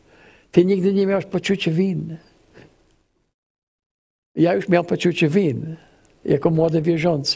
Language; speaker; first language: Polish; early bilingual, heritage; English